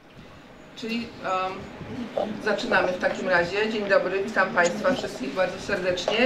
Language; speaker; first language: Polish; native; Polish